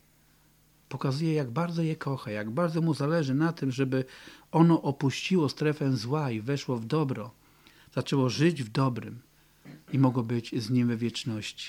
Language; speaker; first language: Polish; native; Polish